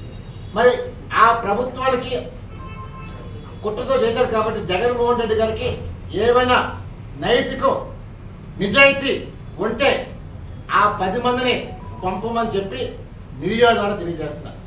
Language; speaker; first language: Telugu; native; Telugu